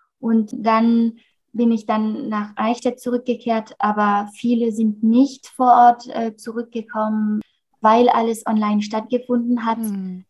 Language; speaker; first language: German; non-native, fluent; French